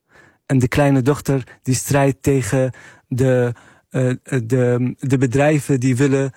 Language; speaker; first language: Dutch; non-native, fluent; Arabic